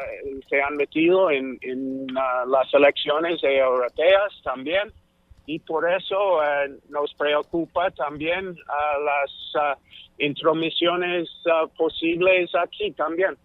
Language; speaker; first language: Spanish; non-native, fluent; English